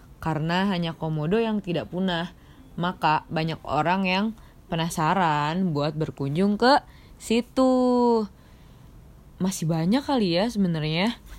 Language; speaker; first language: Indonesian; native; Indonesian